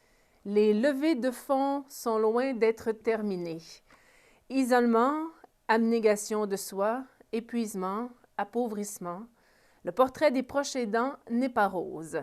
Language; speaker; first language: French; native; French